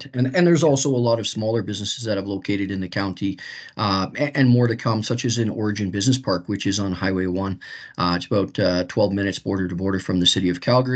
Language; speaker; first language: English; native; English